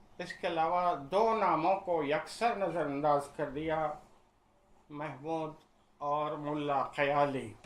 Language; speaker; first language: Urdu; native; Urdu